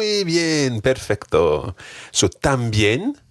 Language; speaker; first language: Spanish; non-native, fluent; English